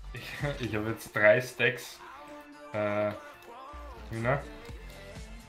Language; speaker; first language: German; native; German